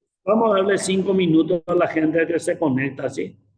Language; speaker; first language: Spanish; native; Spanish